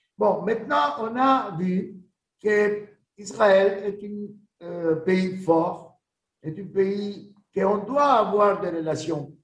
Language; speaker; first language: French; non-native, learner; Greek